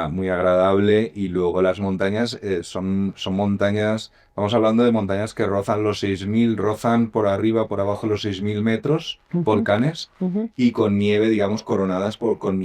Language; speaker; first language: Spanish; native; Spanish